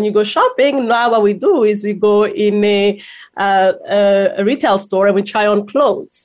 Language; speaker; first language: English; non-native, local second language; Kinyarwanda